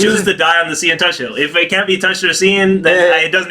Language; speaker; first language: English; native; English